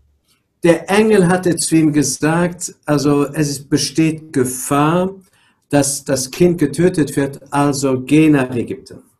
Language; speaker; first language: German; non-native, local second language; Luxembourgish